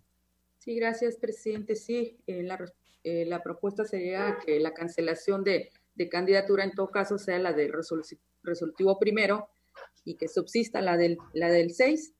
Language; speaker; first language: Spanish; native; Spanish